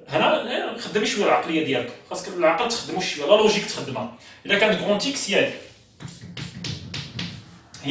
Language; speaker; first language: Arabic; native; Arabic